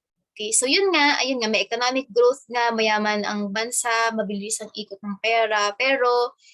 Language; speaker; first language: Filipino; native; Filipino